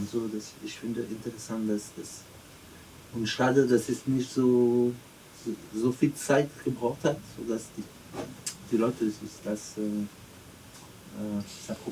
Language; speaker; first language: German; non-native, learner; French